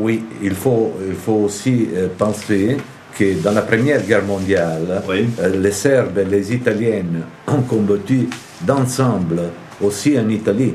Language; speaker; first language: French; non-native, fluent; Italian